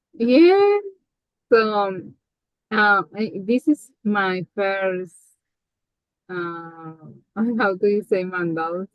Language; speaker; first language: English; non-native, learner; Spanish